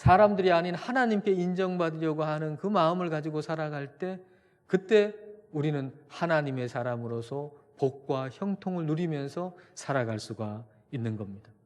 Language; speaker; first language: Korean; native; Korean